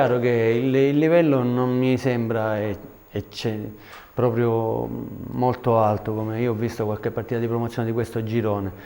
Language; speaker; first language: Italian; native; Italian